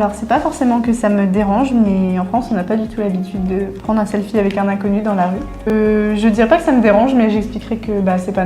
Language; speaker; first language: French; native; French